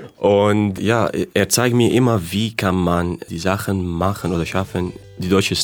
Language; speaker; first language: German; non-native, learner; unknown